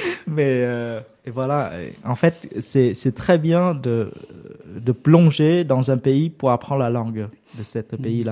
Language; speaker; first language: French; non-native, learner; Vietnamese